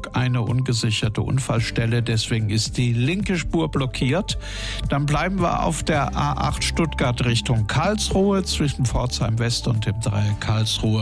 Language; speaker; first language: German; native; German